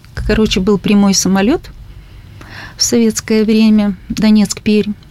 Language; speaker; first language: Russian; native; Russian